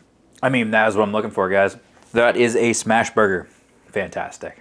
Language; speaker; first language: English; native; English